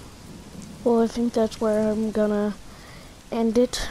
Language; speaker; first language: English; native; English